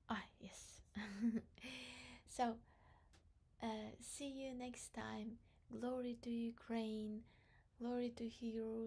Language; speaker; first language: English; non-native, learner; Crimean Tatar